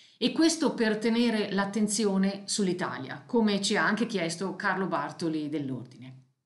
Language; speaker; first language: Italian; native; Italian